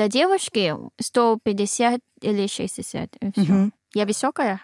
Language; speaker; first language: Russian; non-native, learner; Filipino